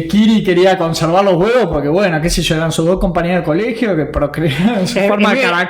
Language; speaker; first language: Spanish; native; Spanish